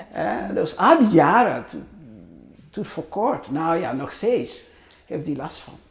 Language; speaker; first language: Dutch; non-native, fluent; Arabic